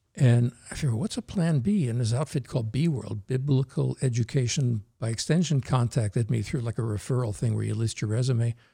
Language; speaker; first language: English; early bilingual, other home language; Norwegian